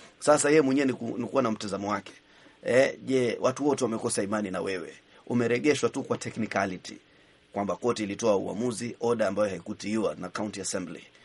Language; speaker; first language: Swahili; native; Swahili